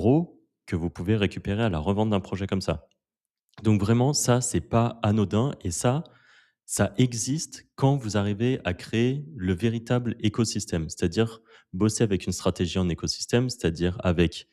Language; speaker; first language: French; native; French